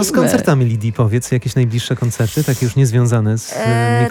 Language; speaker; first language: Polish; native; Polish